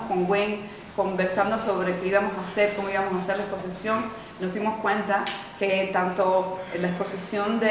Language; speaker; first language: Spanish; native; Spanish